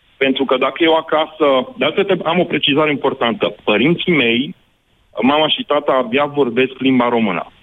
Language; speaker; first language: Romanian; non-native, local second language; Hungarian